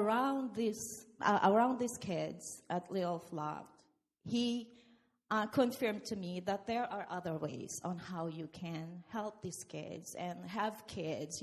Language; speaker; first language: English; non-native, local second language; Filipino